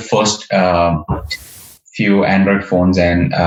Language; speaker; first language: English; non-native, local second language; Marathi